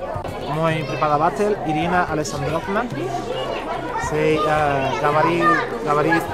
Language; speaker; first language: Russian; non-native, learner; Spanish